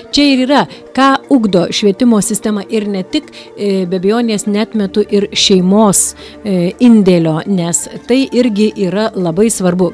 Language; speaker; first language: Lithuanian; native; Lithuanian